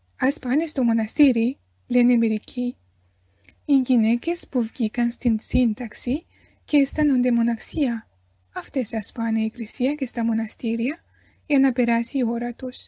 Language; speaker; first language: Greek; non-native, fluent; Romanian